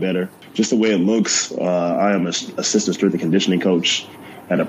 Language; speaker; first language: English; native; English